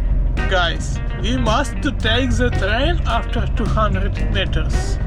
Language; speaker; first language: English; non-native, learner; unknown